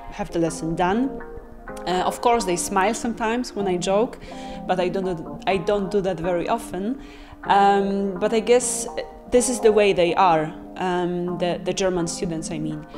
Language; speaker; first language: English; non-native, fluent; Polish